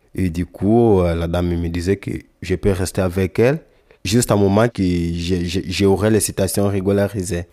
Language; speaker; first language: French; non-native, learner; Lingala